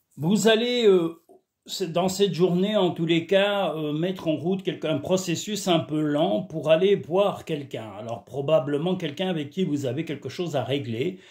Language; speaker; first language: French; native; French